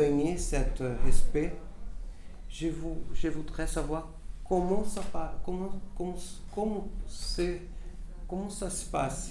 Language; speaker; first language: French; non-native, learner; Portuguese